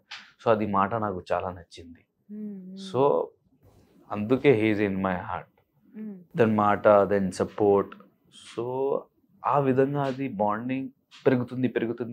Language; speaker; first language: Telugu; non-native, local second language; Hindi